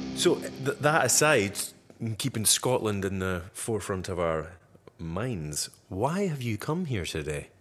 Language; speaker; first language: English; native; English